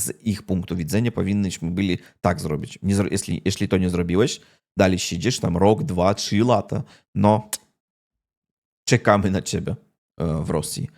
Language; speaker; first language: Polish; non-native, learner; Russian